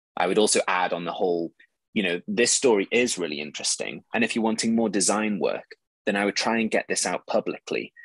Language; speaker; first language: English; native; English